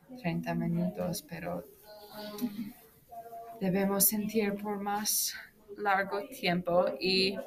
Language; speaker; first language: Spanish; non-native, learner; English